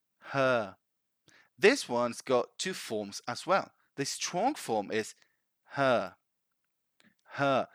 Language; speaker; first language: English; non-native, fluent; Portuguese